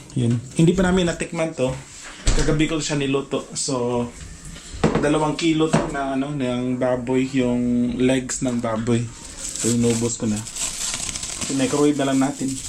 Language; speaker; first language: Filipino; non-native, local second language; Cebuano